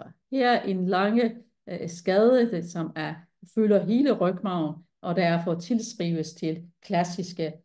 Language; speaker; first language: Danish; non-native, fluent; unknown